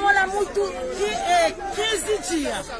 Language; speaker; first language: Portuguese; non-native, learner; Haitian Creole